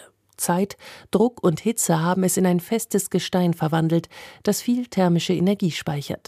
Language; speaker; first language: German; native; German